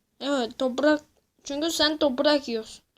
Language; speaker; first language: Turkish; native; Turkish